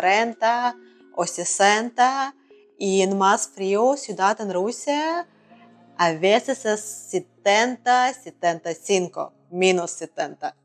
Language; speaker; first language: Spanish; non-native, learner; Russian